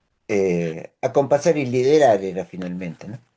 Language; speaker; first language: Spanish; native; Spanish